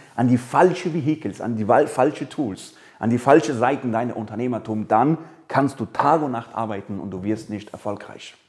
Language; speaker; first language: German; early bilingual, other home language; Persian